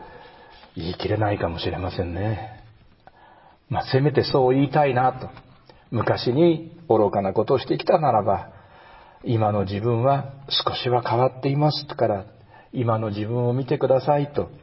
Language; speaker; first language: Japanese; native; Japanese